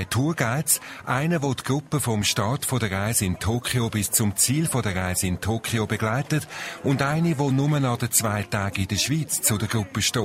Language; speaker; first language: German; native; German